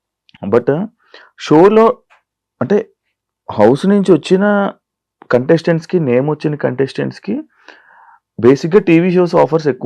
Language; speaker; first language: Telugu; native; Telugu